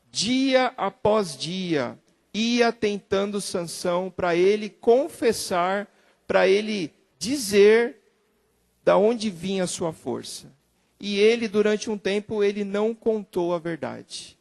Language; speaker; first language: Portuguese; native; Portuguese